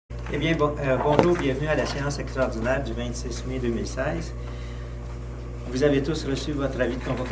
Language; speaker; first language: French; native; French